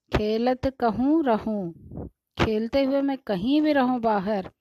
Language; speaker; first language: Hindi; non-native, local second language; Kannada